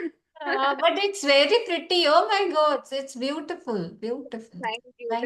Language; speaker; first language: Hindi; native; Hindi